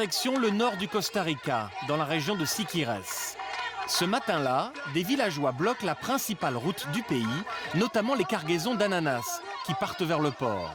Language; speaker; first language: French; native; French